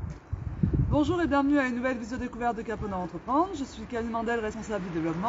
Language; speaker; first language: French; native; French